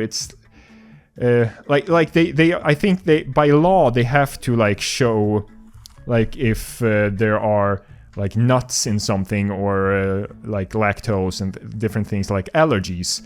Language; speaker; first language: English; non-native, fluent; Swedish